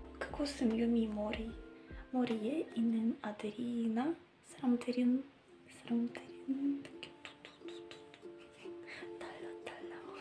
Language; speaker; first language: Korean; non-native, learner; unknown